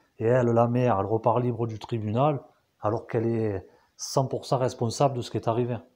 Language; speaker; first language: French; native; French